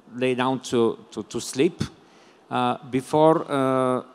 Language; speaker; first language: English; non-native, fluent; Bulgarian